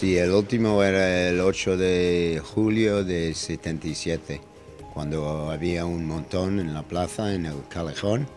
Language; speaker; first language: Spanish; non-native, learner; English